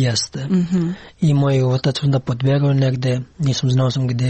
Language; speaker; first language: Serbian; non-native, learner; Pashto